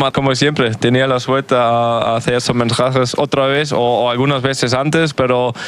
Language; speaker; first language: Spanish; non-native, fluent; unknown